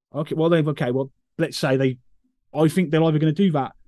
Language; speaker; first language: English; native; English